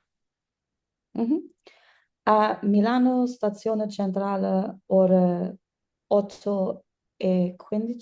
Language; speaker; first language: Italian; non-native, learner; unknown